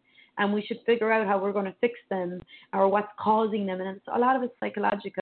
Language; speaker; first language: English; native; English